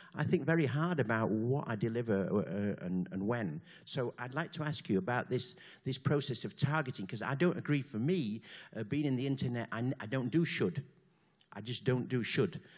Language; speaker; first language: English; native; English